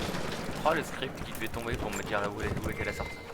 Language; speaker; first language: French; native; French